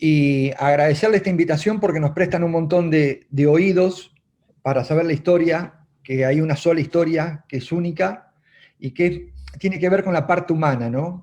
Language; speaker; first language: Spanish; native; Spanish